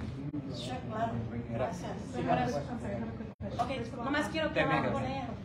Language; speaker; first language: Spanish; early bilingual, heritage; Spanish